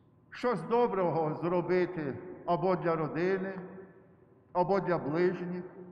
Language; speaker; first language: Ukrainian; early bilingual, heritage; Ukrainian